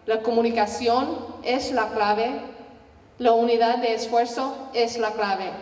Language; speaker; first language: Spanish; non-native, learner; English